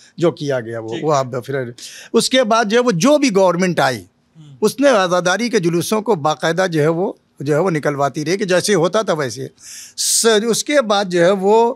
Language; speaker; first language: Hindi; native; Hindi